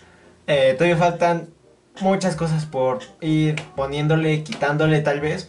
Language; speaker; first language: Spanish; native; Spanish